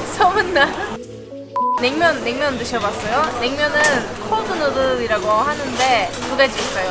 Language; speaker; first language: Korean; non-native, fluent; Turkish